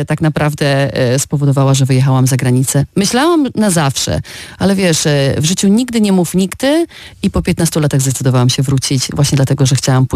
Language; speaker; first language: Polish; native; Polish